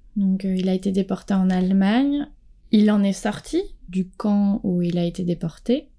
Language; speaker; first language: French; native; French